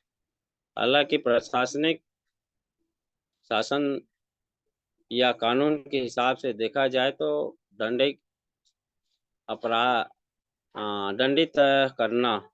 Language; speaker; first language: Hindi; native; Hindi